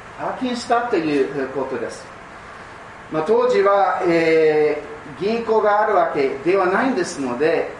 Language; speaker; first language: Japanese; non-native, fluent; English